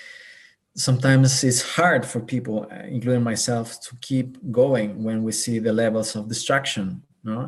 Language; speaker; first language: English; non-native, fluent; Spanish